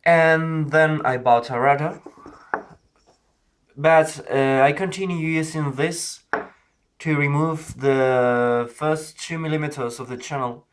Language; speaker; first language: English; non-native, learner; Spanish